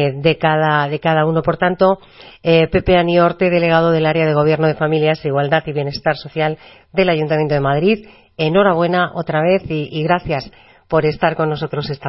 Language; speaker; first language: Spanish; native; Spanish